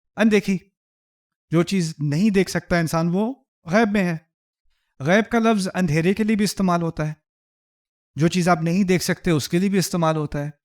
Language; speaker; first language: Urdu; early bilingual, heritage; Urdu